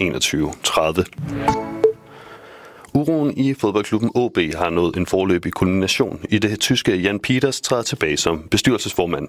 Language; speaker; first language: Danish; native; Danish